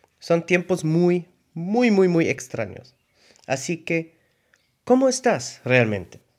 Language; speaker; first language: Spanish; non-native, fluent; German